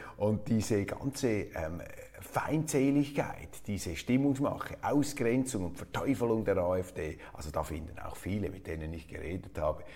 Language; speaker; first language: German; native; German